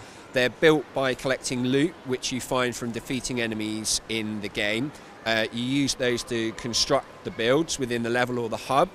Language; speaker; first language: English; native; English